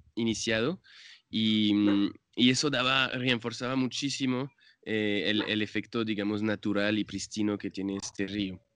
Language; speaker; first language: Spanish; non-native, fluent; French